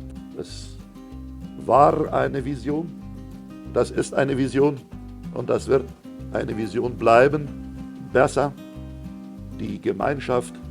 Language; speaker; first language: German; non-native, local second language; Plautdietsch